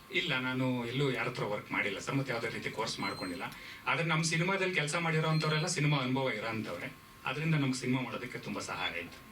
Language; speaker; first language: Kannada; native; Kannada